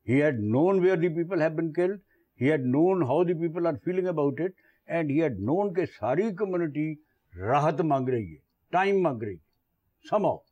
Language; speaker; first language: English; non-native, local second language; Punjabi